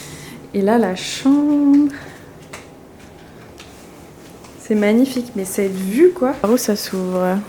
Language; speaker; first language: French; native; French